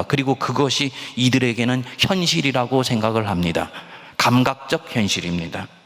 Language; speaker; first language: Korean; native; Korean